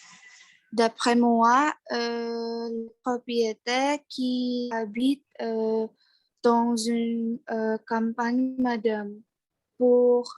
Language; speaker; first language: French; non-native, learner; Indonesian